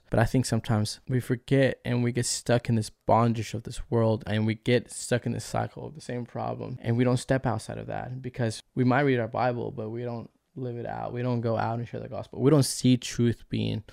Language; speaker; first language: English; early bilingual, other home language; Spanish